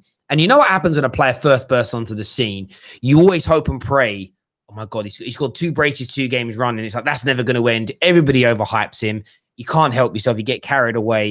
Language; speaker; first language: English; native; English